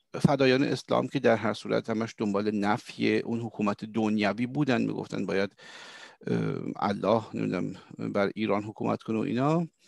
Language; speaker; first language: Persian; early bilingual, heritage; Persian